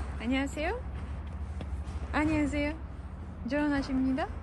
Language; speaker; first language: Korean; non-native, fluent; Ukrainian